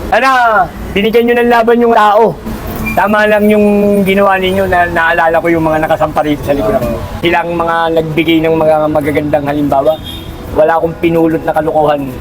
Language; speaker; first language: Filipino; native; Filipino